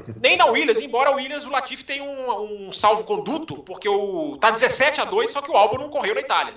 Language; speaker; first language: Portuguese; native; Portuguese